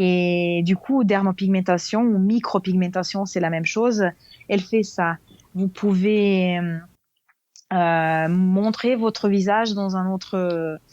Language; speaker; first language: French; non-native, fluent; Serbian